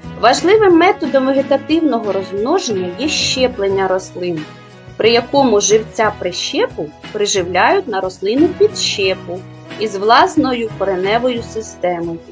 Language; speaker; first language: Ukrainian; native; Ukrainian